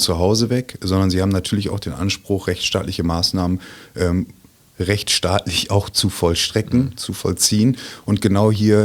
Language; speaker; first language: German; native; German